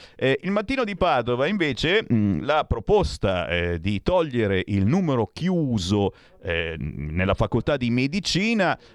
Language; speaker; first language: Italian; non-native, fluent; Portuguese